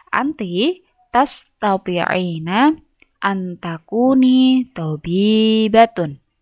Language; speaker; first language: Arabic; non-native, fluent; Indonesian